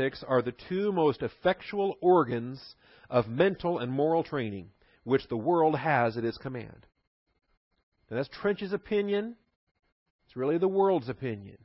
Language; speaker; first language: English; native; English